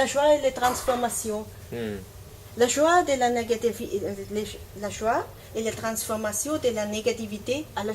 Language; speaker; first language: French; non-native, learner; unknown